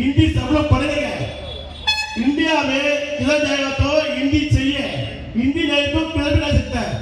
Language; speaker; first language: Hindi; non-native, local second language; Tamil